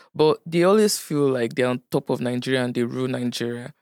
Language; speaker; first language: English; non-native, local second language; Yoruba